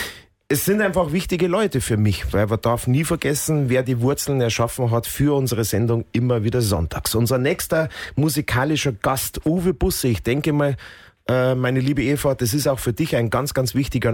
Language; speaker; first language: German; native; German